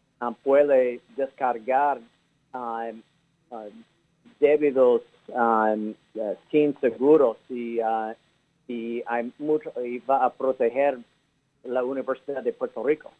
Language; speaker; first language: Spanish; early bilingual, heritage; English